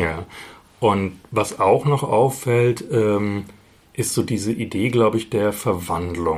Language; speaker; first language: German; native; German